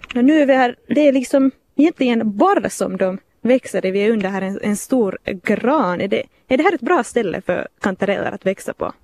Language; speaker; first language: Swedish; native; Swedish